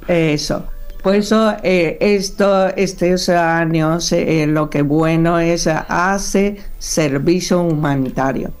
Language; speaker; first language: Spanish; non-native, learner; Chinese